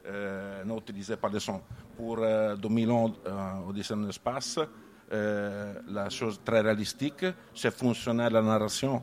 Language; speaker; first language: French; non-native, learner; Italian